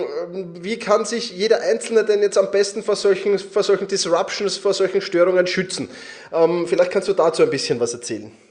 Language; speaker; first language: German; native; German